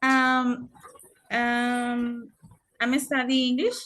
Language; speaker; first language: English; non-native, learner; Spanish